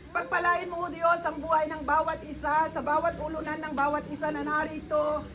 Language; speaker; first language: Filipino; non-native, local second language; Iloko